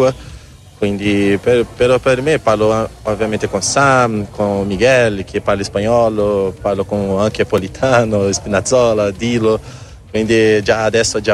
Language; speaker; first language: Italian; non-native, learner; Portuguese